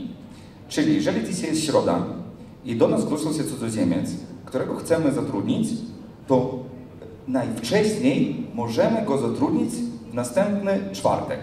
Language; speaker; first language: Polish; non-native, fluent; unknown